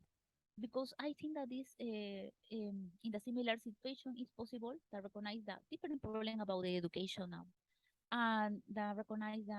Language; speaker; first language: English; non-native, learner; Spanish